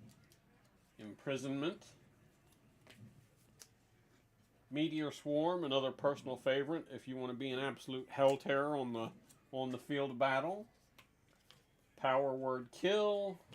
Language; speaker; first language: English; native; English